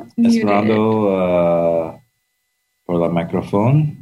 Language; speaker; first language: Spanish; non-native, learner; English